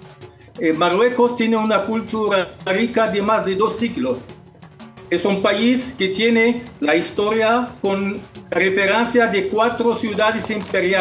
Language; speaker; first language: Spanish; non-native, fluent; Arabic